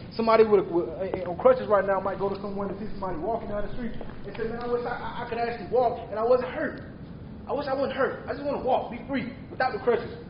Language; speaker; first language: English; native; English